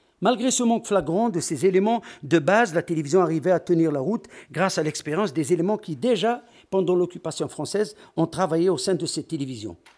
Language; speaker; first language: French; non-native, local second language; Arabic